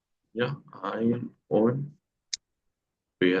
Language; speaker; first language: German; non-native, fluent; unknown